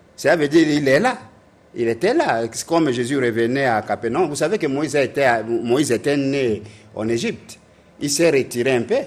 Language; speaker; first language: French; non-native, local second language; Lingala